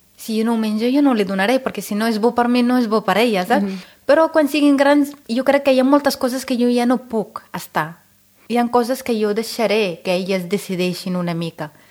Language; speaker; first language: Catalan; non-native, fluent; Arabic